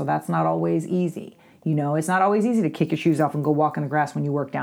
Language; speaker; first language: English; native; English